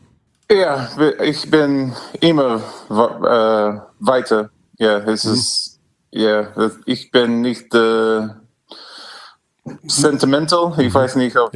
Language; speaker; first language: German; non-native, learner; English